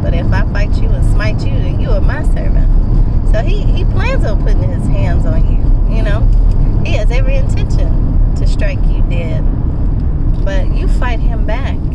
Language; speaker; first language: English; native; English